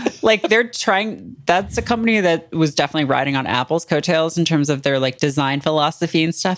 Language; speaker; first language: English; native; English